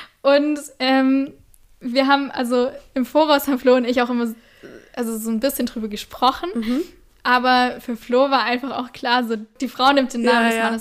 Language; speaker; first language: German; native; German